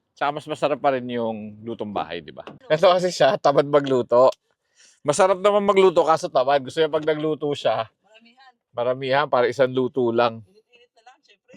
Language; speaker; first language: Filipino; non-native, local second language; Hiligaynon